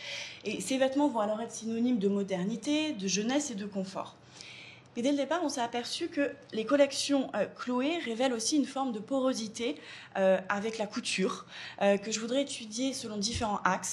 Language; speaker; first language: French; native; French